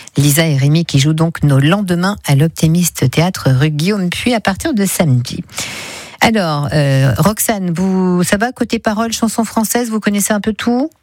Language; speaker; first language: French; native; French